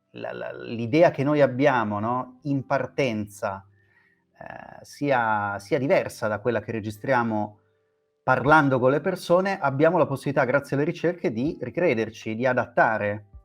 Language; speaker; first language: Italian; native; Italian